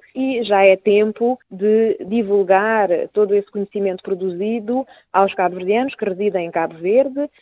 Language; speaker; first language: Portuguese; native; Portuguese